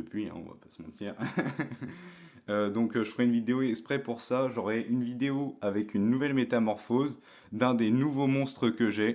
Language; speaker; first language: French; native; French